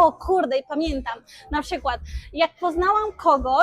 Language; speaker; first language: Polish; non-native, fluent; Spanish